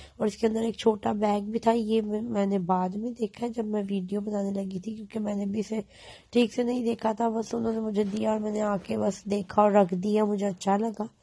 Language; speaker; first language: Urdu; native; Urdu